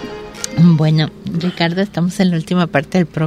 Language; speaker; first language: Spanish; native; Spanish